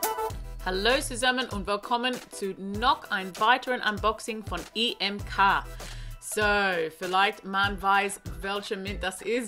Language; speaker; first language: German; non-native, learner; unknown